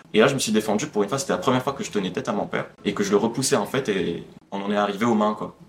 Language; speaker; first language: French; non-native, local second language; Arabic